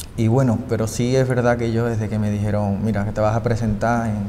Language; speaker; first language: Spanish; native; Spanish